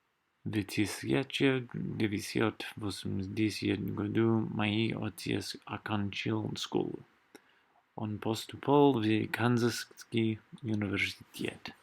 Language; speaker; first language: Russian; non-native, learner; English